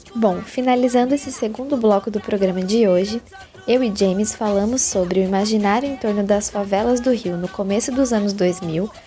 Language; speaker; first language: Portuguese; native; Portuguese